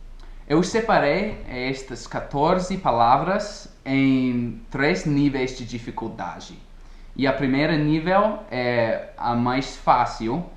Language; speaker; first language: Portuguese; non-native, fluent; English